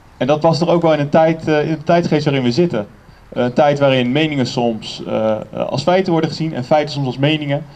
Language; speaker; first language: Dutch; native; Dutch